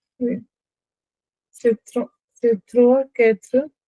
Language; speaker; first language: French; non-native, learner; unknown